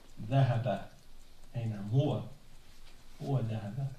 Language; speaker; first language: Arabic; non-native, fluent; French